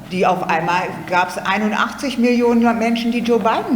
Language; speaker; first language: German; native; German